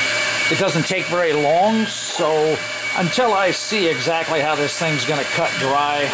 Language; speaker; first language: English; native; English